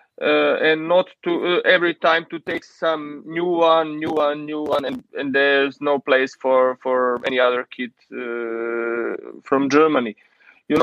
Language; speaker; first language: English; non-native, learner; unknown